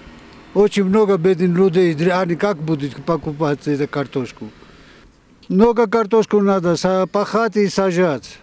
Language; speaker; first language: Russian; non-native, learner; Armenian